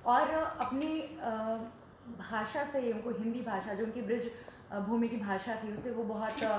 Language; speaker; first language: Hindi; native; Hindi